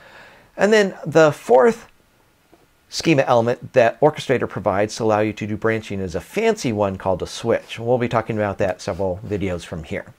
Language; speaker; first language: English; native; English